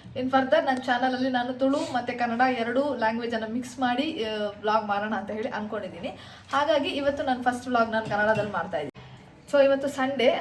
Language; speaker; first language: Kannada; non-native, local second language; Tulu